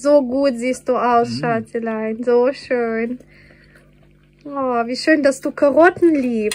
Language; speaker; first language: German; non-native, fluent; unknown